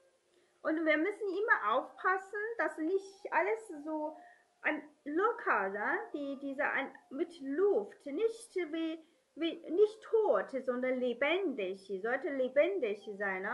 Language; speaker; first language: German; non-native, learner; Chinese